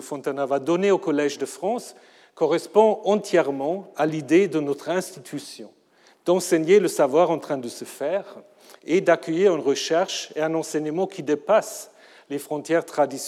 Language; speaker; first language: French; non-native, fluent; German